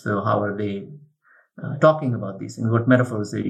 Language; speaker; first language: English; non-native, local second language; Urdu